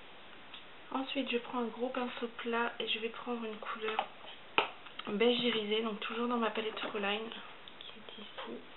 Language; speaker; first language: French; native; French